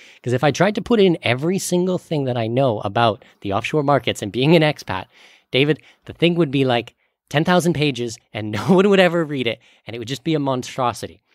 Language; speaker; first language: English; native; English